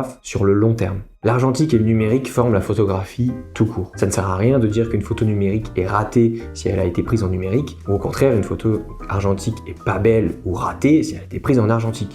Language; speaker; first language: French; native; French